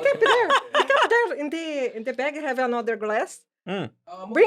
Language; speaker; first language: English; non-native, learner; Portuguese